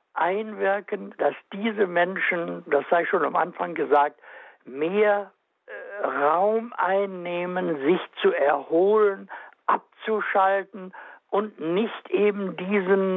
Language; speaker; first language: German; native; German